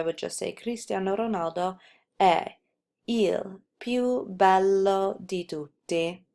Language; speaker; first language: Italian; non-native, fluent; English